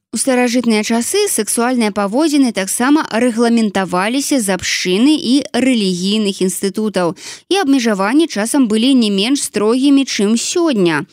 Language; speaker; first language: Belarusian; native; Belarusian